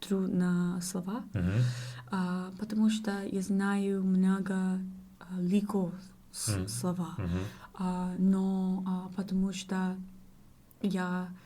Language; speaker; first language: Russian; non-native, learner; English